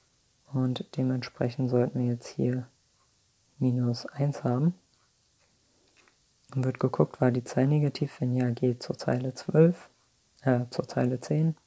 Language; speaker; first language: German; native; German